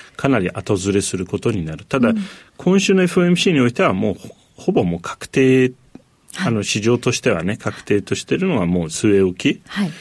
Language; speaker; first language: Japanese; non-native, fluent; Turkish